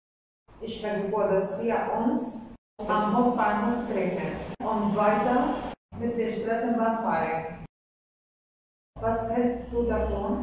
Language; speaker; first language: German; non-native, learner; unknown